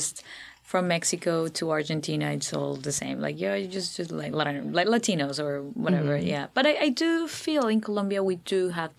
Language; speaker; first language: English; non-native, fluent; Spanish